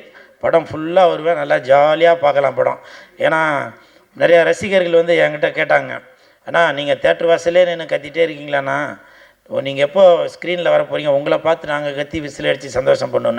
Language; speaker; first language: Tamil; native; Tamil